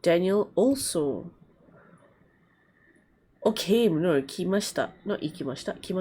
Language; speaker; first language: Japanese; non-native, learner; English